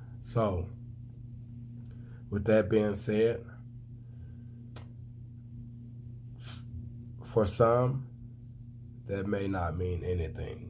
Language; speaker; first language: English; native; English